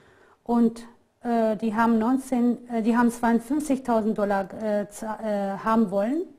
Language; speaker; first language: German; non-native, fluent; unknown